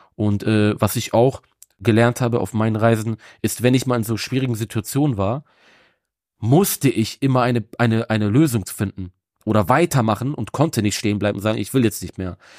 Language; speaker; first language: German; native; German